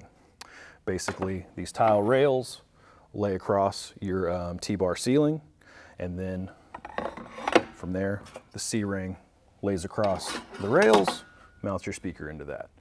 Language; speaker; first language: English; native; English